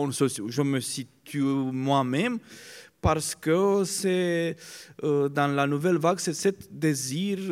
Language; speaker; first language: French; non-native, fluent; Romanian